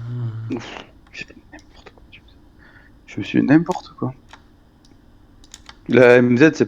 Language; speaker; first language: French; native; French